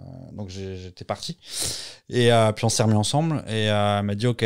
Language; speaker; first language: French; native; French